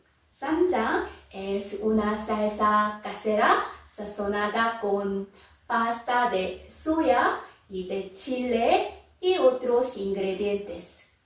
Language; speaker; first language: Spanish; non-native, fluent; Korean